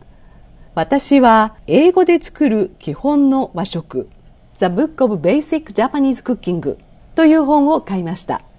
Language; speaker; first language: Japanese; native; Japanese